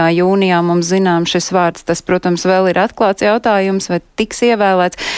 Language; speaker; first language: Latvian; native; Latvian